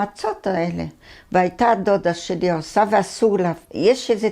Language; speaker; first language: Hebrew; early bilingual, other home language; Arabic